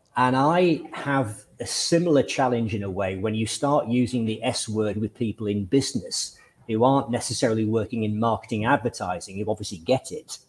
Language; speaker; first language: English; native; English